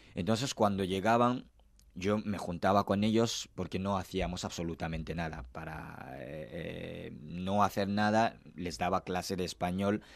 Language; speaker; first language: Spanish; non-native, fluent; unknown